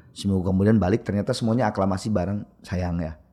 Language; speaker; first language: Indonesian; native; Indonesian